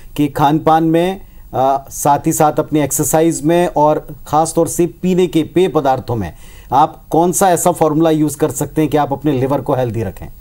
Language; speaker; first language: Hindi; native; Hindi